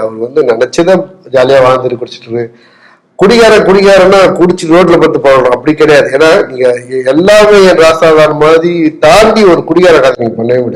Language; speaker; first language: Tamil; native; Tamil